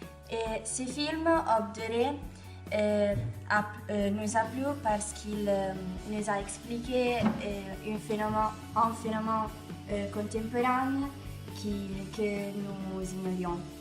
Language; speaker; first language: French; non-native, learner; Italian